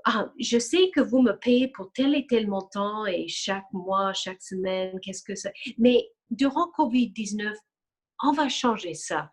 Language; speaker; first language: French; non-native, fluent; English